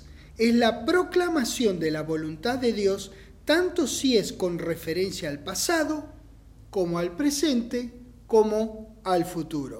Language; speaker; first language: Spanish; native; Spanish